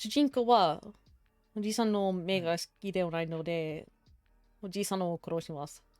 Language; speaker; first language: Japanese; non-native, learner; English